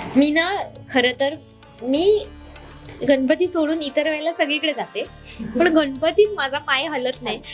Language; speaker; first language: Marathi; native; Marathi